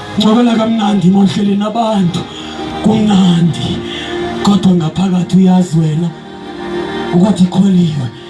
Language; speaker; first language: Zulu; non-native, local second language; Xhosa